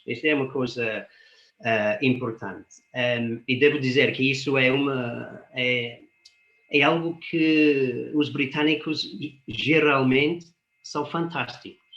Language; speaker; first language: Portuguese; non-native, fluent; English